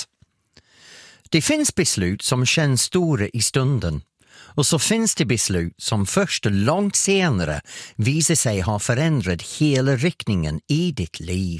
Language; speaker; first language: Swedish; non-native, fluent; English